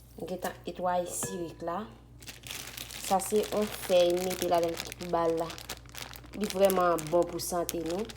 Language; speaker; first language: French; non-native, learner; Haitian Creole